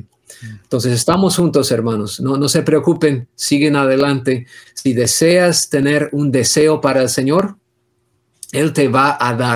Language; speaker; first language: Spanish; non-native, fluent; English